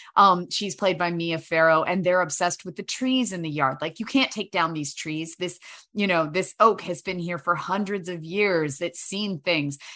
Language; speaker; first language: English; native; English